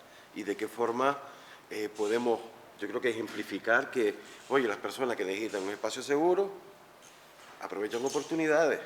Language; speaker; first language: Spanish; native; Spanish